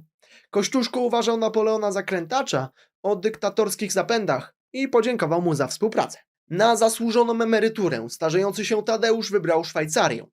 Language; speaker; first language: Polish; native; Polish